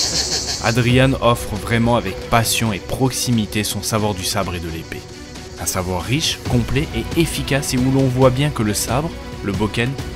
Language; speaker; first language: French; native; French